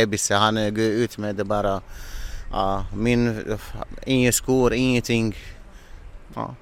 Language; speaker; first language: Swedish; non-native, learner; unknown